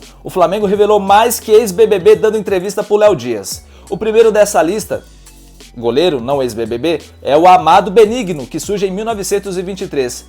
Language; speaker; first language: Portuguese; native; Portuguese